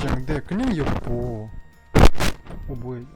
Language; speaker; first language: Korean; non-native, learner; Russian